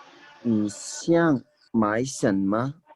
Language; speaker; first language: Chinese; non-native, fluent; Urdu